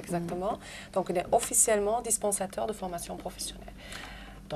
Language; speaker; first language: French; non-native, fluent; German